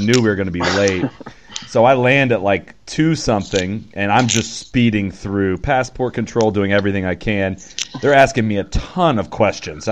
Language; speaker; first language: English; native; English